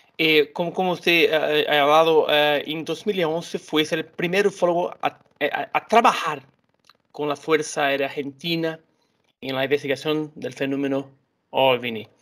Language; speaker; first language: Spanish; non-native, learner; Portuguese